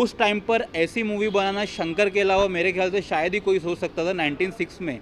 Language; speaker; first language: Hindi; native; Hindi